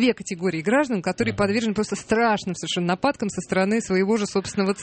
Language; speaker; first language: Russian; native; Russian